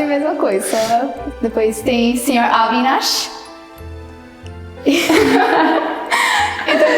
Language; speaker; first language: Portuguese; non-native, fluent; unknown